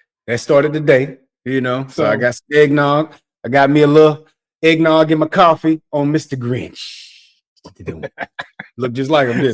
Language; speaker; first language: English; native; English